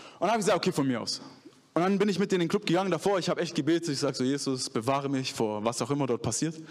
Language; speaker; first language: German; early bilingual, other home language; Arabic